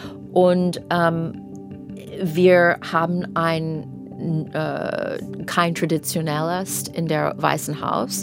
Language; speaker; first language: German; non-native, fluent; English